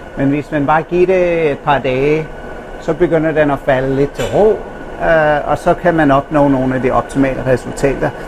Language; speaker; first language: Danish; non-native, fluent; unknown